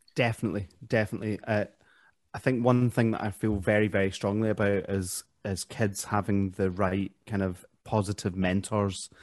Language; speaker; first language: English; native; English